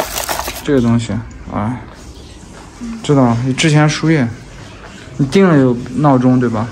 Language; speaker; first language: Chinese; native; Chinese